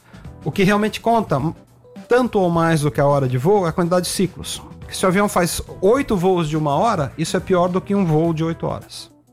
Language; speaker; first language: Portuguese; native; Portuguese